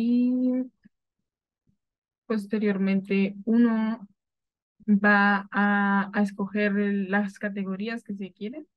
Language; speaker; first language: Spanish; native; Spanish